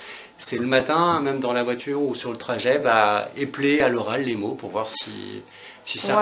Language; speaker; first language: French; native; French